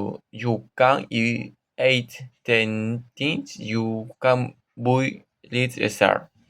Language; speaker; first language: English; non-native, learner; Spanish